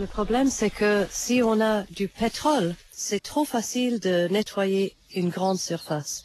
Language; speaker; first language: French; non-native, fluent; English